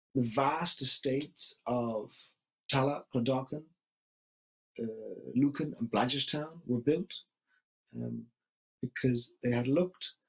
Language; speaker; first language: English; native; English